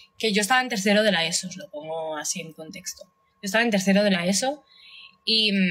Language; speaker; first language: Spanish; early bilingual, other home language; Russian